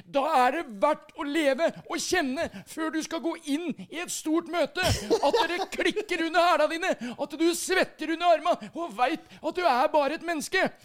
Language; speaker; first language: Norwegian; native; Norwegian